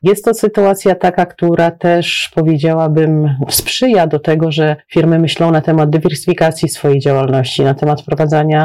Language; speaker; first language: Polish; native; Polish